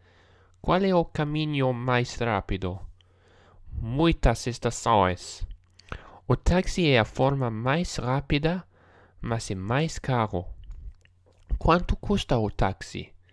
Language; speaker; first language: Portuguese; non-native, learner; English